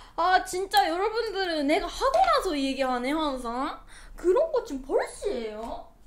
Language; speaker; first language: Korean; non-native, fluent; Japanese